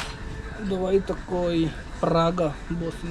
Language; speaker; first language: Russian; non-native, learner; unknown